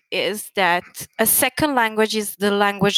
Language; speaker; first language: English; non-native, fluent; Italian